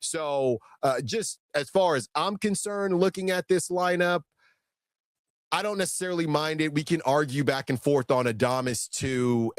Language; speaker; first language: English; native; English